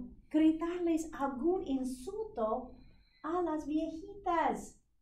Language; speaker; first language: Spanish; non-native, fluent; English